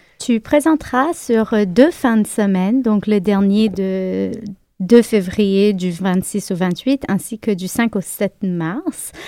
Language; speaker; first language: French; native; French